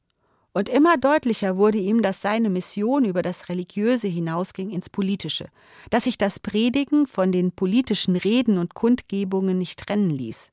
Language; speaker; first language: German; native; German